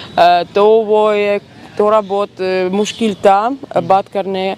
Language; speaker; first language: Hindi; non-native, learner; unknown